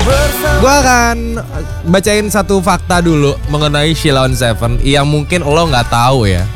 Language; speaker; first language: Indonesian; native; Indonesian